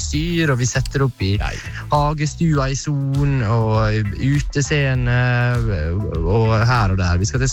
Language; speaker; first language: Norwegian; native; Norwegian